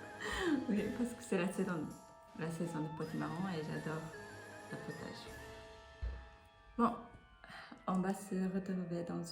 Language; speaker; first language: French; non-native, fluent; Japanese